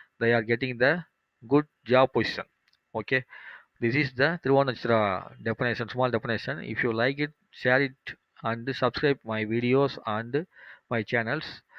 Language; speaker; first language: English; non-native, local second language; Tamil